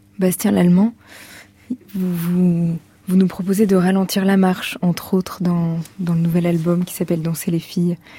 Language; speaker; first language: French; native; French